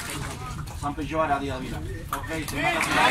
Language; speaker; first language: Indonesian; non-native, learner; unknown